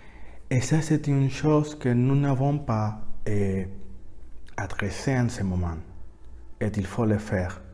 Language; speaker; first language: French; non-native, learner; Spanish